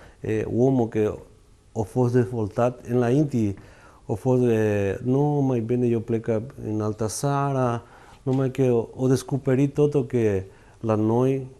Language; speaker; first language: Romanian; non-native, learner; Spanish